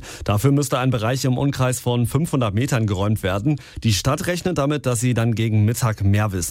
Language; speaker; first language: German; native; German